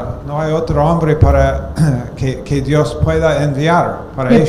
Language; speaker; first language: Spanish; non-native, fluent; English